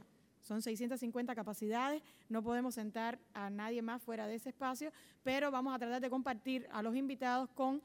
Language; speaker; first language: Spanish; native; Spanish